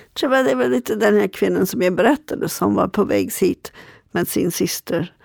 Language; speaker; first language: Swedish; non-native, fluent; English